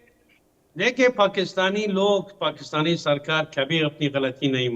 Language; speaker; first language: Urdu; non-native, learner; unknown